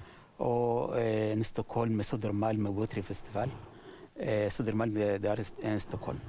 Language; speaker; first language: English; non-native, learner; Arabic